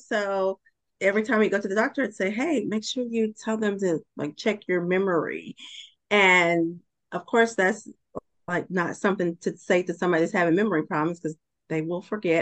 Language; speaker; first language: English; native; English